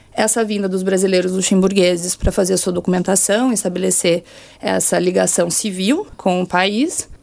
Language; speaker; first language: Portuguese; native; Portuguese